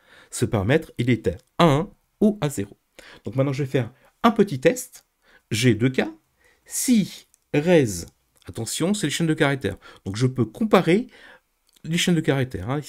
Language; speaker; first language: French; native; French